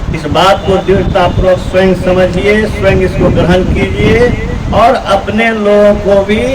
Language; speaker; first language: Hindi; native; Hindi